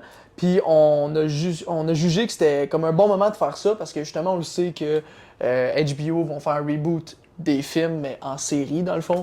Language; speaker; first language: French; native; French